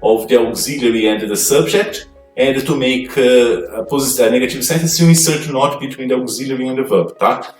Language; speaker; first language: English; non-native, fluent; Portuguese